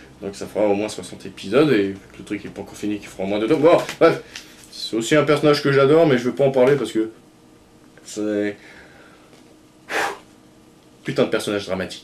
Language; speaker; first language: French; native; French